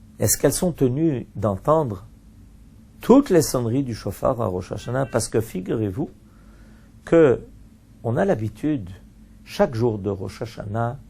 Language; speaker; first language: French; native; French